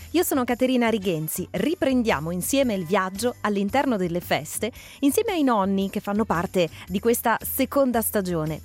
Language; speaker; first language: Italian; native; Italian